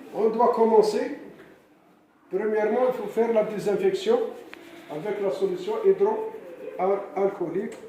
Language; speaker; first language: French; non-native, local second language; Arabic